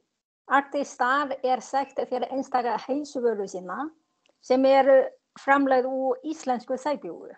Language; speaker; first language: Icelandic; non-native, learner; Chinese